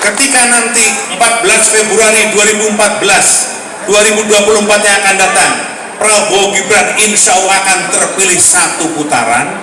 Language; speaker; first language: Indonesian; native; Indonesian